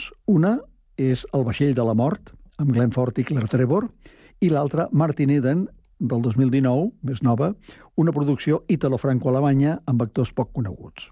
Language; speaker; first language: Catalan; native; Catalan